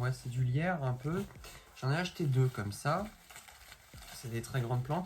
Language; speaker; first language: French; native; French